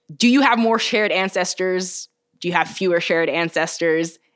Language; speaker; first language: English; early bilingual, other home language; Bulgarian